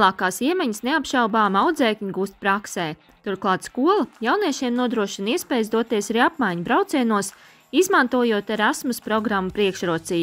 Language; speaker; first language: Latvian; native; Latvian